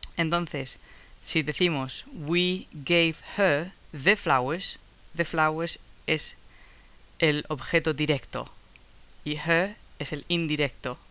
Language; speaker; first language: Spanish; non-native, fluent; English